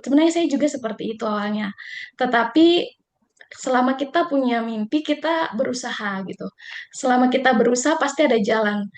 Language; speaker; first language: Indonesian; native; Indonesian